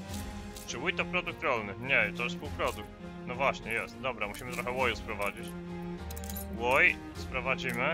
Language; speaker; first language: Polish; native; Polish